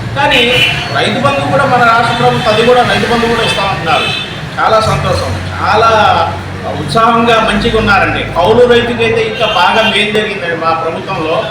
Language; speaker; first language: Telugu; non-native, local second language; Lambadi